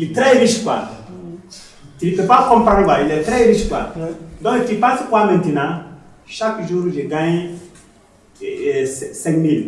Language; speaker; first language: French; non-native, learner; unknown